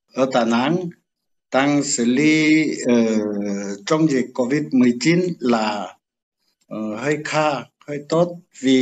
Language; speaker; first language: Vietnamese; non-native, learner; Korean